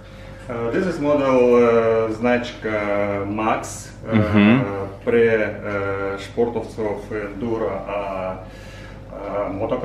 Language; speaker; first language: Polish; non-native, learner; Russian